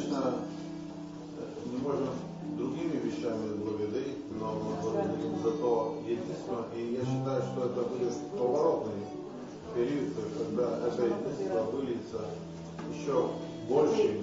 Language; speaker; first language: Russian; non-native, local second language; Lithuanian